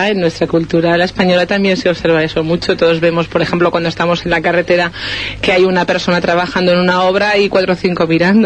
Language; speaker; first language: Spanish; native; Spanish